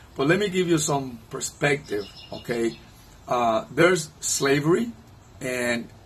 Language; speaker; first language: English; non-native, fluent; Spanish